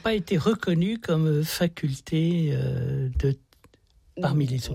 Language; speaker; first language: French; native; French